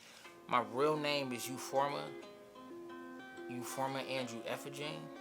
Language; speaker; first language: English; early bilingual, other home language; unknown